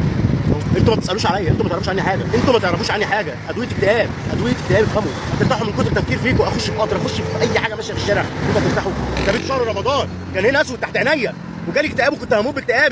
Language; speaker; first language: Arabic; native; Arabic